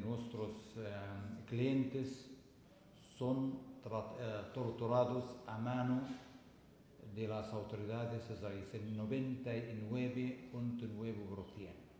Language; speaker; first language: Spanish; non-native, fluent; Arabic